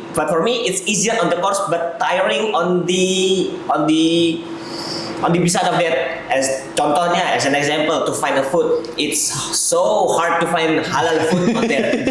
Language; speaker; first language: English; non-native, learner; Indonesian